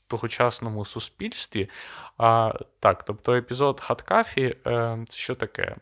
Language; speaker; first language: Ukrainian; non-native, local second language; Russian